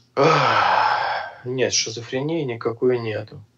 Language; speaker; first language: Russian; native; Russian